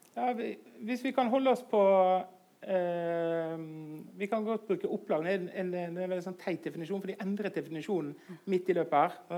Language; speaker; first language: Norwegian; native; Norwegian